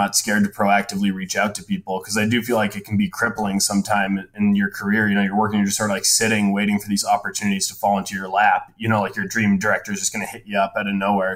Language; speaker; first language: English; native; English